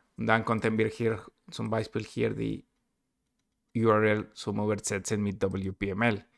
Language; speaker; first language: German; non-native, learner; Spanish